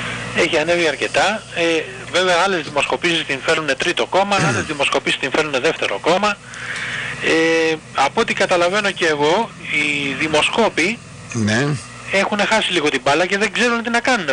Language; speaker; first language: Greek; native; Greek